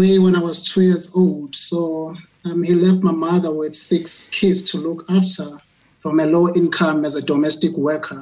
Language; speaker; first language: English; non-native, local second language; Zulu